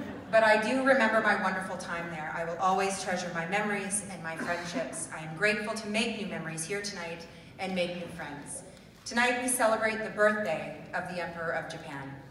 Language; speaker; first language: English; native; English